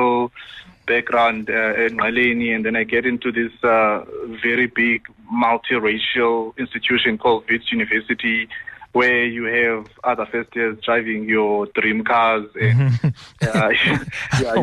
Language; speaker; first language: English; non-native, local second language; Xhosa